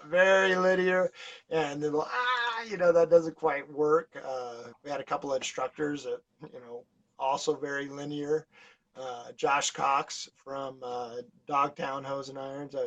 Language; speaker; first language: English; native; English